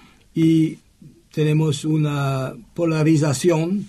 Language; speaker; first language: Spanish; non-native, learner; French